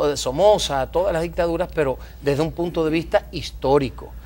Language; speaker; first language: Spanish; early bilingual, heritage; Spanish